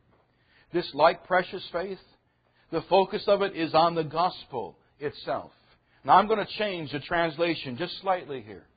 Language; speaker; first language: English; native; English